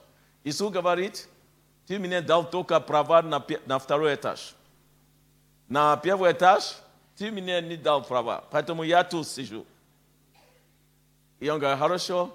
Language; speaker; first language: Russian; non-native, fluent; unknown